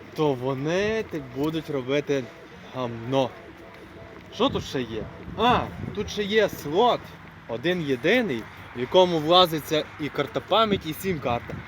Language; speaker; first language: Ukrainian; native; Ukrainian